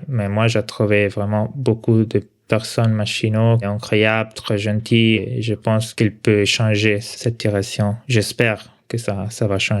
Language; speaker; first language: French; non-native, local second language; Italian